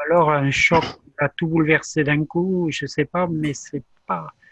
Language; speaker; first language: French; native; French